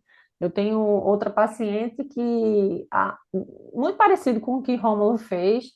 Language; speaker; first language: Portuguese; native; Portuguese